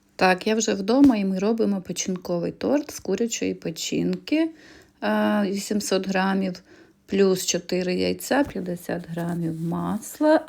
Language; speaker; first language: Ukrainian; native; Ukrainian